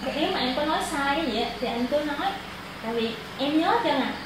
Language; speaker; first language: Vietnamese; native; Vietnamese